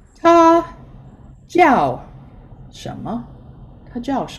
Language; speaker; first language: Chinese; non-native, fluent; English